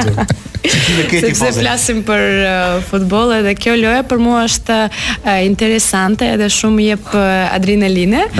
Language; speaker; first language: Albanian; non-native, learner; Belarusian